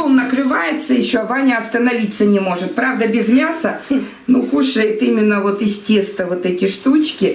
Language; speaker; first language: Russian; native; Russian